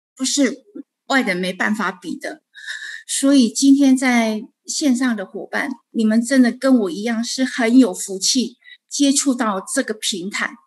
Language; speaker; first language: Chinese; native; Chinese